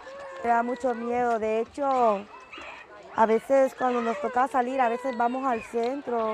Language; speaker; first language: Spanish; native; Spanish